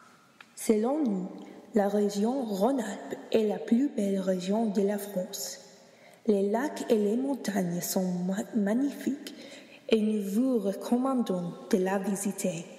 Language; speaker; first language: French; non-native, learner; English